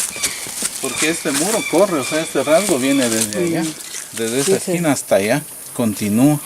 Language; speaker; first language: Spanish; native; Spanish